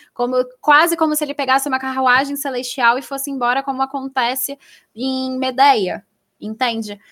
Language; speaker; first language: Portuguese; native; Portuguese